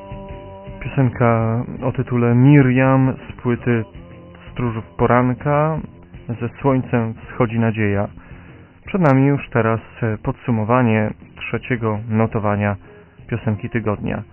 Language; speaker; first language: Polish; native; Polish